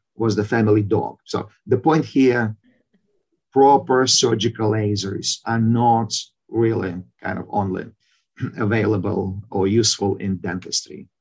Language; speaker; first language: English; non-native, fluent; Ukrainian